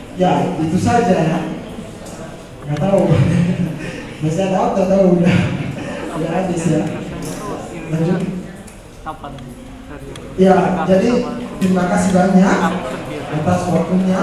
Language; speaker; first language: Indonesian; non-native, fluent; Ganda